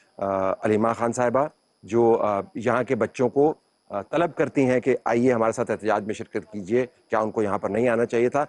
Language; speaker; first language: Urdu; native; Urdu